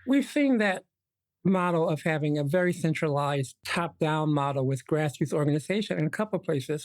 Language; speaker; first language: English; native; English